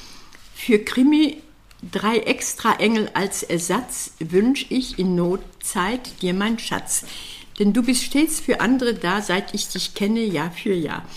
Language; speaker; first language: German; native; German